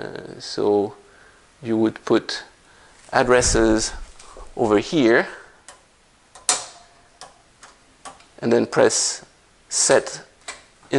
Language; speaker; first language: English; non-native, fluent; French